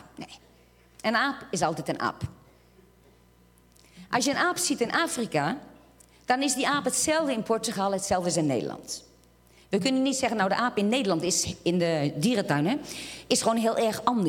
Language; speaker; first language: Dutch; non-native, fluent; Portuguese